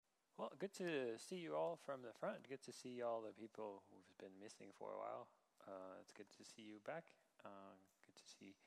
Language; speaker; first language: English; non-native, fluent; Danish